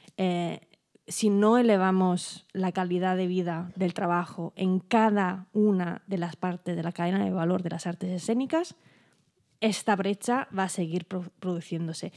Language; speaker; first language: Spanish; non-native, fluent; Italian